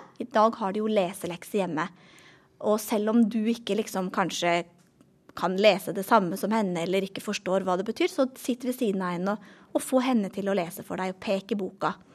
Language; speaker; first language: Norwegian; native; Norwegian